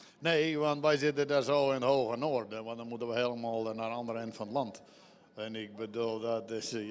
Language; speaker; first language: Dutch; non-native, local second language; Western Frisian